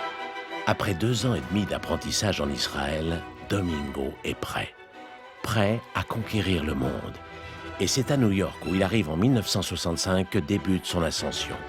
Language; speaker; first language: French; native; French